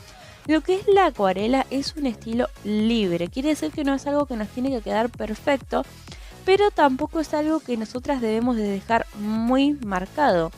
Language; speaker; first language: Spanish; native; Spanish